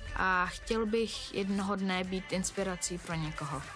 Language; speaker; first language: Czech; non-native, fluent; Bulgarian